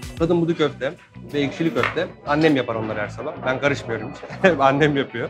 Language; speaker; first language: Turkish; native; Turkish